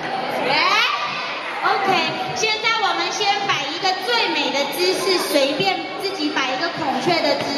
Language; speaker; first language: Chinese; native; Chinese